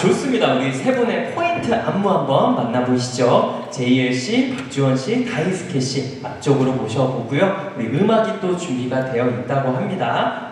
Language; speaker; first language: Korean; native; Korean